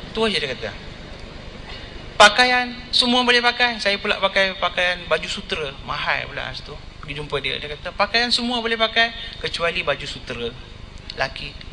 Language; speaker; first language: Malay; non-native, local second language; Tamil